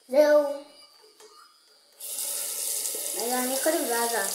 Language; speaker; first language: Hebrew; native; Hebrew